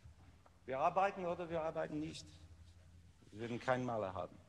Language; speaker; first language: German; non-native, learner; English